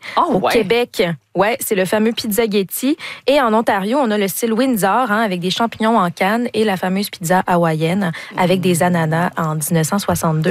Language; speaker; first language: French; native; French